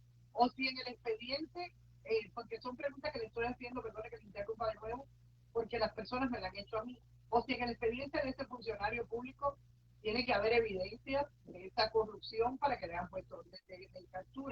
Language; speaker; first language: Spanish; native; Spanish